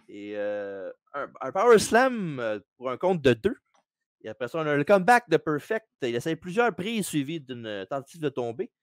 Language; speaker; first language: French; native; French